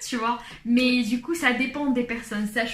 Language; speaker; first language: French; non-native, local second language; Arabic